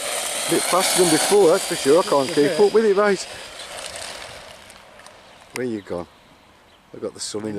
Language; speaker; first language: English; native; English